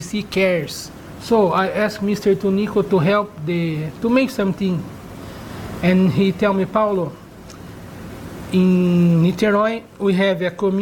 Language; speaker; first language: English; non-native, learner; Portuguese